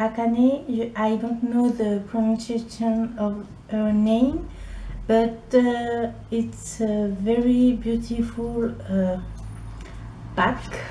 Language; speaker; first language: English; non-native, learner; French